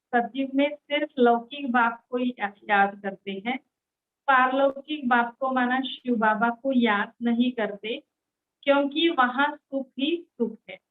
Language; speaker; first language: Hindi; non-native, local second language; Marathi